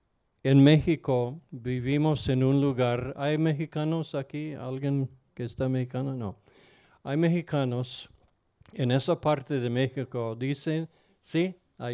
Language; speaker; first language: Spanish; non-native, fluent; English